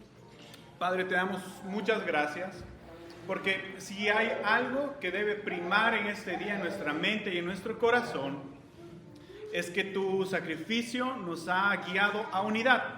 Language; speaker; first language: Spanish; native; Spanish